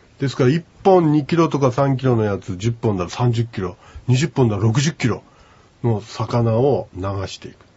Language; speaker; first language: Japanese; native; Japanese